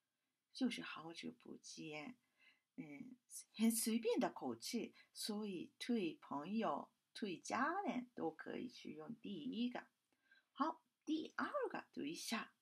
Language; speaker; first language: Chinese; non-native, fluent; Japanese